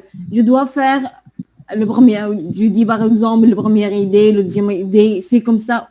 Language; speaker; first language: French; non-native, learner; Arabic